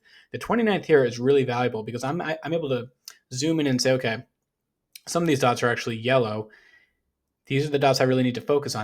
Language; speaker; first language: English; native; English